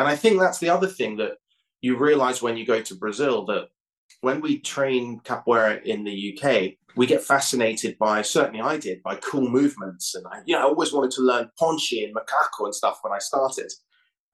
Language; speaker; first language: English; native; English